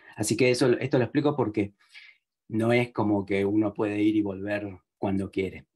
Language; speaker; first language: Spanish; native; Spanish